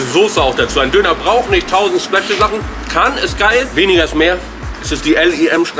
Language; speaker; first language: German; native; German